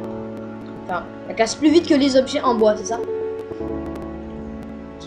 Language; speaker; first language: French; native; French